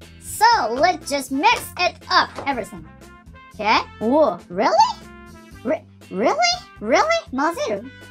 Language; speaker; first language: English; non-native, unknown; Japanese